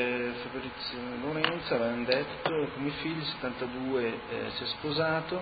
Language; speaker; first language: Italian; native; Italian